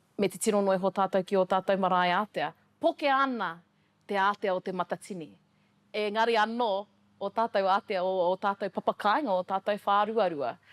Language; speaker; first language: Māori; native; Māori